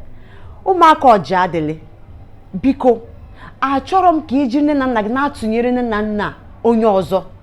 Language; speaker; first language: Igbo; native; Igbo